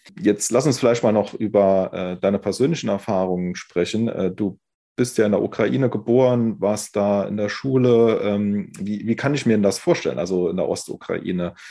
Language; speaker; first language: German; native; German